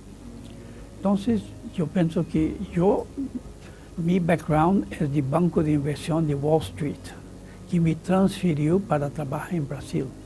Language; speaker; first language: Spanish; non-native, fluent; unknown